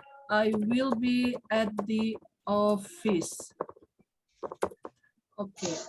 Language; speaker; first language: English; non-native, fluent; Indonesian